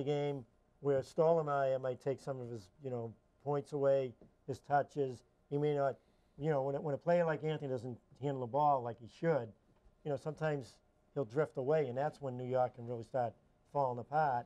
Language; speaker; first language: English; native; English